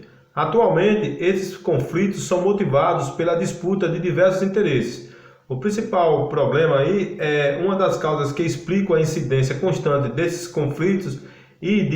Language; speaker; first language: Portuguese; native; Portuguese